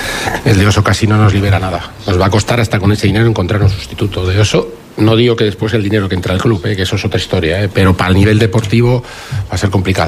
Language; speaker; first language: Spanish; native; Spanish